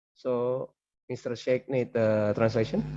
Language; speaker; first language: English; non-native, learner; Indonesian